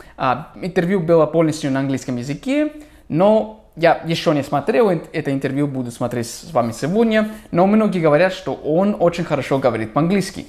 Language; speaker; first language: Russian; non-native, fluent; English